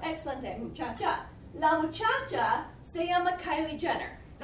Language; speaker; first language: Spanish; non-native, fluent; English